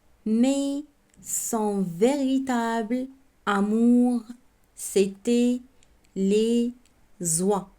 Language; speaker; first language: French; non-native, local second language; Arabic